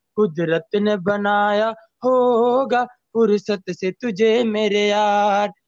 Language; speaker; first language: Hindi; native; Hindi